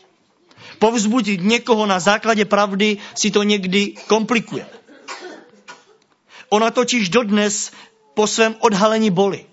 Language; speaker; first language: Czech; native; Czech